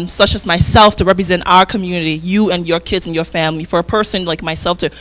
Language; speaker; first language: English; early bilingual, other home language; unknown